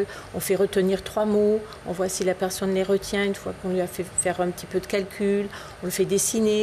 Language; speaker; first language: French; native; French